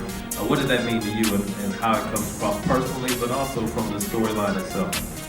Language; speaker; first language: English; native; English